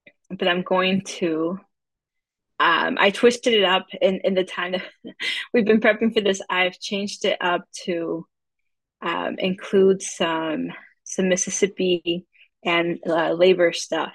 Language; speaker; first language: English; early bilingual, other home language; Spanish